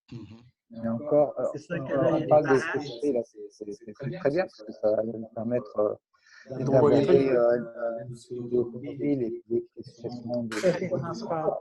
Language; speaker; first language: French; native; French